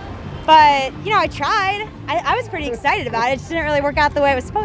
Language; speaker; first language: English; native; English